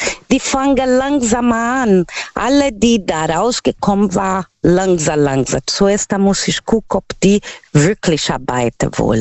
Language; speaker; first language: German; non-native, learner; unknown